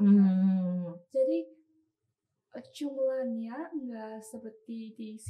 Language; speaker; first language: Indonesian; non-native, learner; Chinese